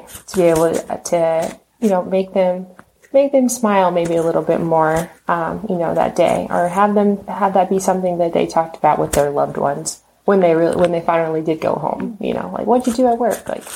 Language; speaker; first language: English; native; English